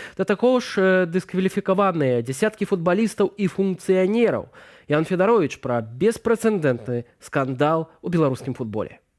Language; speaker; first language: Belarusian; native; Belarusian